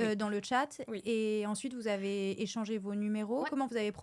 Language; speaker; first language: French; native; French